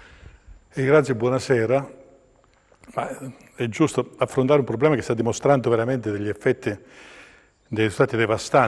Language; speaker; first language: Italian; native; Italian